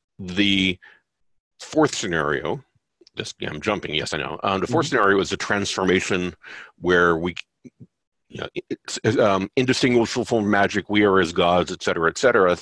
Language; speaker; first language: English; native; English